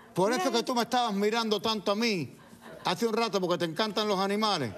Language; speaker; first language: Spanish; native; Spanish